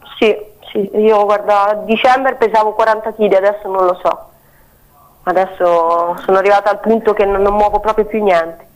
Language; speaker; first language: Italian; native; Italian